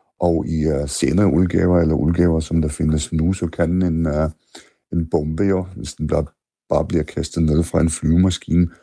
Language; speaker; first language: Danish; non-native, fluent; German